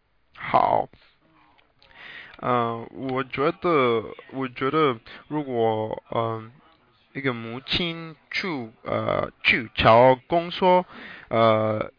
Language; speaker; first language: Chinese; non-native, learner; English